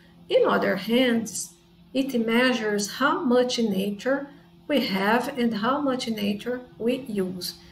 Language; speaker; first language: English; non-native, fluent; Portuguese